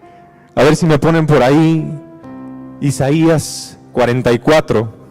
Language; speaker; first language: Spanish; native; Spanish